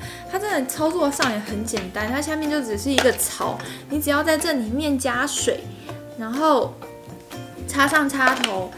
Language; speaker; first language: Chinese; native; Chinese